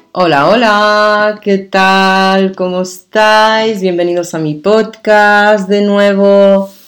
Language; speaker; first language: Spanish; early bilingual, other home language; Arabic